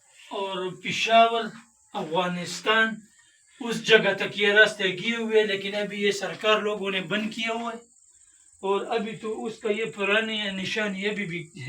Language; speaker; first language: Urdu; non-native, local second language; Pashto